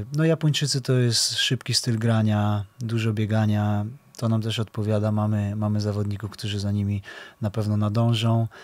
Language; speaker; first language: Polish; native; Polish